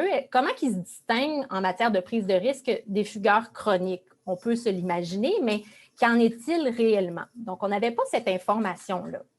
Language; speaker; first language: French; native; French